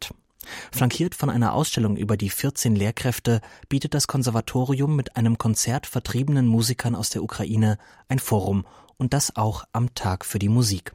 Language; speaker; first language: German; native; German